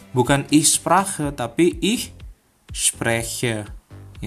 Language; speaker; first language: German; non-native, fluent; Indonesian